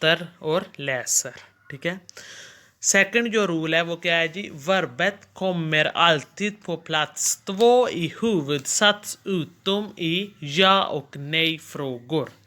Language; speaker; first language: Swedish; non-native, fluent; Urdu